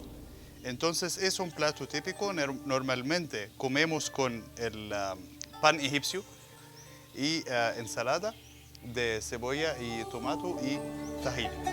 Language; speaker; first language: Spanish; non-native, fluent; Arabic